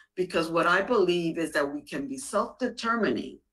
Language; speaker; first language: English; native; English